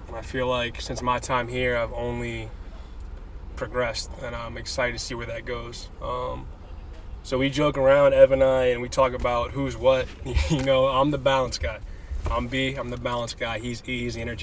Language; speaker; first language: English; native; English